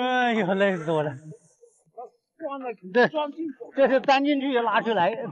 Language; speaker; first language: Chinese; native; Chinese